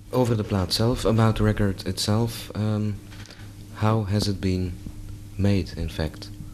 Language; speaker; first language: English; non-native, fluent; Dutch